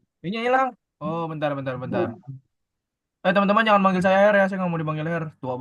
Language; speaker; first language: Indonesian; native; Indonesian